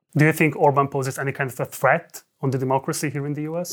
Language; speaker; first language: English; non-native, fluent; Hungarian